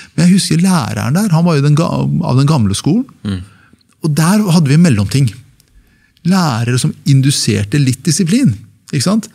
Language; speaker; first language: Norwegian; early bilingual, other home language; Persian